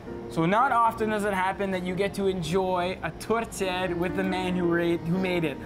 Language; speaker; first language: English; early bilingual, other home language; French